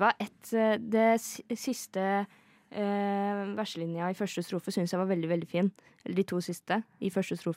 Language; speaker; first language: Norwegian; native; Norwegian